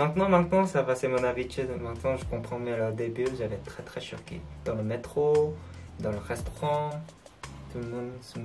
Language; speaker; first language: French; non-native, learner; Korean